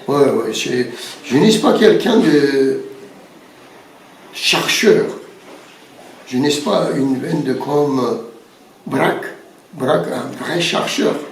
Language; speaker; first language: French; non-native, learner; Turkish